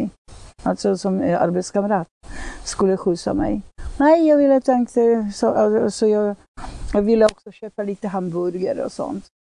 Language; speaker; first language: Swedish; non-native, fluent; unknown